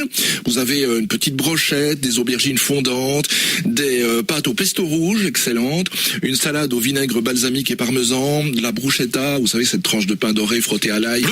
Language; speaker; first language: French; native; French